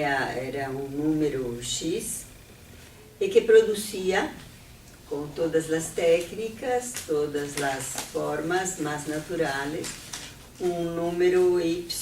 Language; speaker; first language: Spanish; non-native, fluent; Portuguese